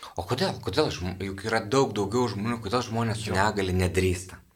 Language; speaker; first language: Lithuanian; native; Lithuanian